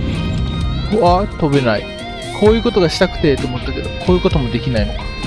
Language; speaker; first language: Japanese; native; Japanese